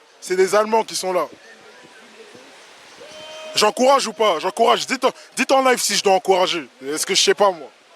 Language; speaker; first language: French; native; French